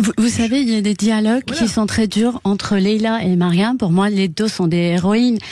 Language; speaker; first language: French; non-native, fluent; Persian